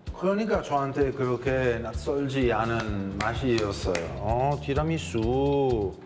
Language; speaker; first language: Korean; non-native, fluent; Italian